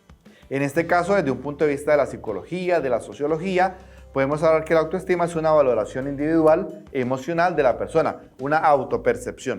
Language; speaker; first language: Spanish; native; Spanish